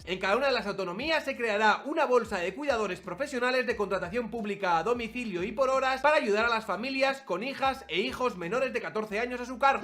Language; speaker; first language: Spanish; native; Spanish